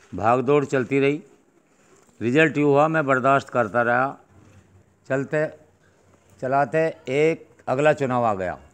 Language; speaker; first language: Hindi; native; Hindi